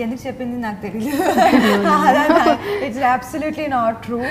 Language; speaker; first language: Telugu; non-native, fluent; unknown